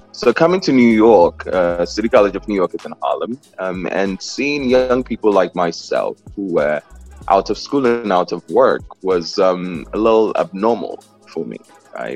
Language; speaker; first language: English; non-native, local second language; Igbo